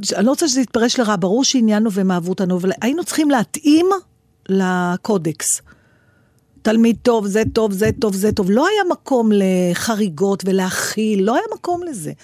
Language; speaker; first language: Hebrew; native; Hebrew